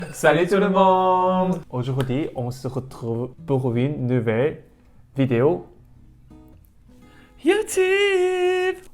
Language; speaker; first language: French; non-native, learner; Korean